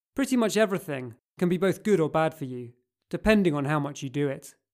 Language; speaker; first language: English; native; English